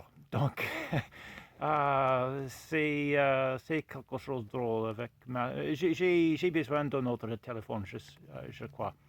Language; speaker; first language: French; non-native, fluent; English